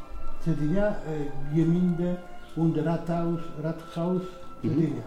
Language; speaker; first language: German; non-native, learner; Polish